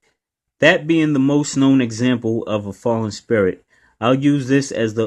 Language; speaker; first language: English; native; English